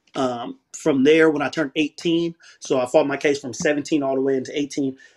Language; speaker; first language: English; native; English